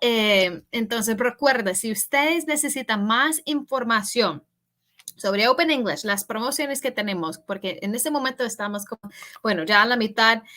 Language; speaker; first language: Spanish; early bilingual, heritage; English